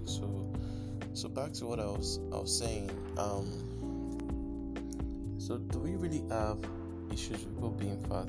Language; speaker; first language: English; non-native, local second language; Yoruba